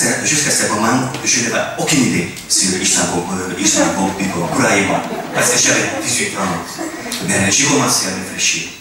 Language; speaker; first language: French; non-native, fluent; Hungarian